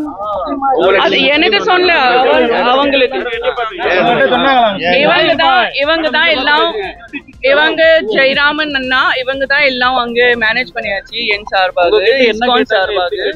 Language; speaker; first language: Tamil; non-native, fluent; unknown